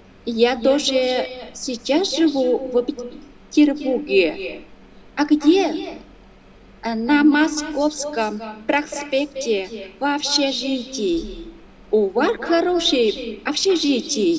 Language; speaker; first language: Russian; non-native, learner; Vietnamese